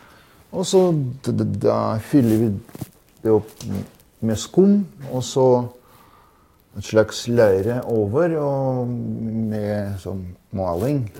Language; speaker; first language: Norwegian; non-native, fluent; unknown